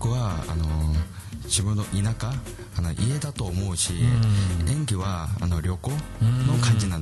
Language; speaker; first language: Japanese; non-native, fluent; Korean